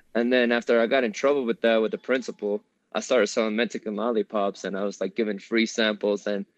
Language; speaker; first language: English; early bilingual, other home language; Spanish